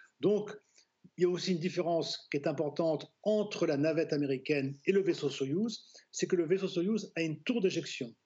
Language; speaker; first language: French; native; French